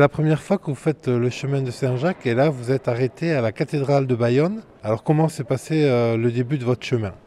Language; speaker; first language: French; native; French